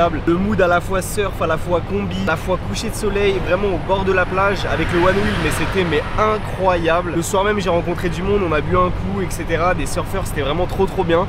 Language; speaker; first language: French; native; French